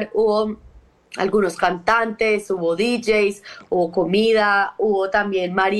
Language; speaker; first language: Spanish; native; Spanish